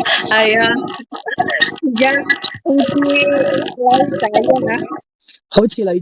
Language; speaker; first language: Cantonese; non-native, learner; Indonesian